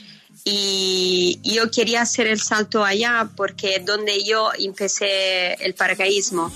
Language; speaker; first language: Spanish; non-native, fluent; Italian